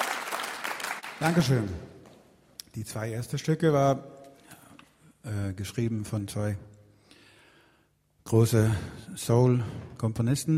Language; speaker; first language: German; non-native, fluent; Swedish